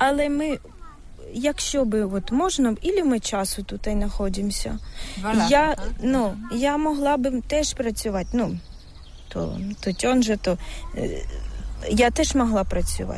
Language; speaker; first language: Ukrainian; non-native, local second language; Russian